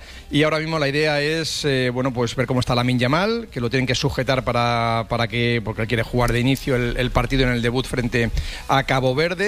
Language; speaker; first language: Spanish; native; Spanish